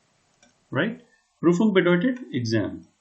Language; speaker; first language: German; non-native, fluent; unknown